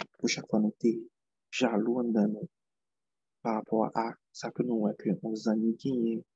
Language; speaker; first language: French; non-native, local second language; Haitian Creole